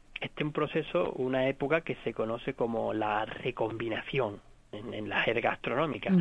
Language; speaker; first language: Spanish; native; Spanish